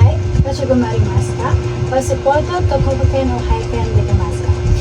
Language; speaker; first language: Japanese; non-native, learner; Filipino